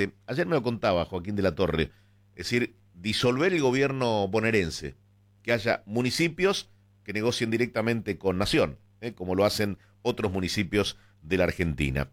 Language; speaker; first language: Spanish; native; Spanish